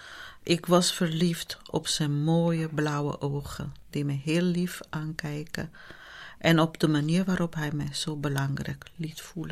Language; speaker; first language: Dutch; non-native, fluent; Italian